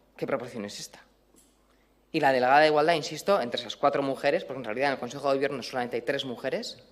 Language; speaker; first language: Spanish; native; Spanish